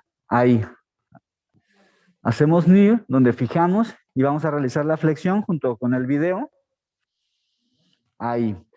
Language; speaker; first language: Spanish; native; Spanish